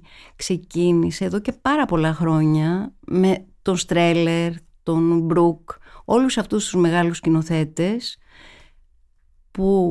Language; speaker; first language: Greek; native; Greek